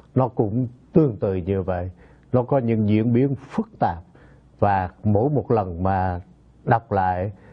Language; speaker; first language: Vietnamese; native; Vietnamese